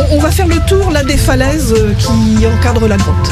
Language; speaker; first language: French; native; French